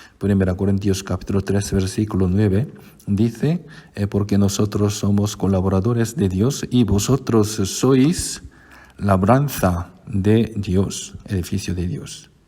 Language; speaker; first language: Spanish; non-native, fluent; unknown